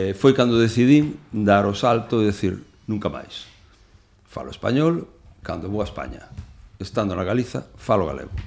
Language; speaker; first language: Galician; non-native, local second language; Spanish